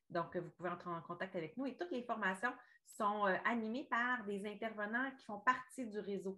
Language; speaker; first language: French; native; French